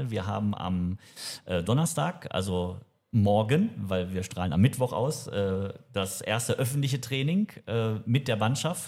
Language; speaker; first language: German; native; German